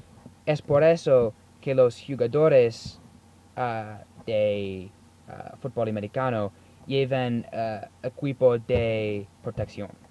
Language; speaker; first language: Spanish; non-native, learner; English